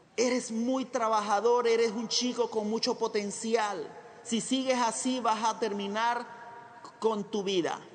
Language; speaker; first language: Spanish; native; Spanish